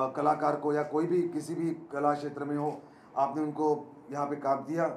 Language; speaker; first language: Hindi; non-native, local second language; Marathi